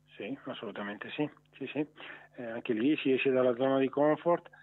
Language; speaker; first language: Italian; native; Italian